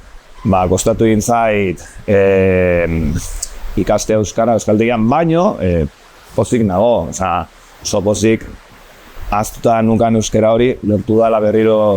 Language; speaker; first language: Basque; non-native, local second language; Spanish